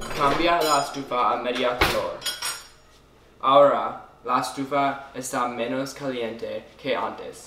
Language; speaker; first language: Spanish; non-native, learner; English